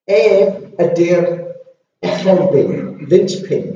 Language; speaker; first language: Welsh; non-native, local second language; English